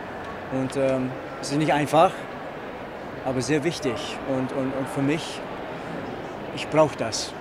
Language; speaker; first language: German; non-native, fluent; English